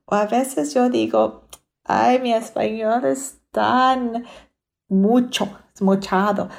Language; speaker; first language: Spanish; early bilingual, heritage; Spanish